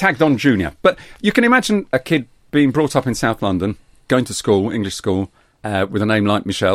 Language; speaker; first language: English; native; English